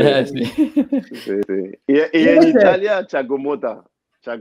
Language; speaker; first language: Italian; non-native, fluent; French